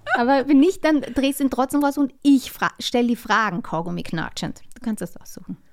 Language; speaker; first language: German; native; German